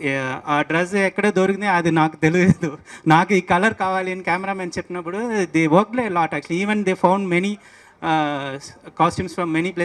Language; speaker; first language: Telugu; non-native, learner; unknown